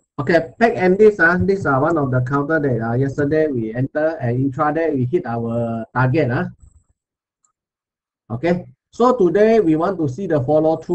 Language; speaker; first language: English; non-native, local second language; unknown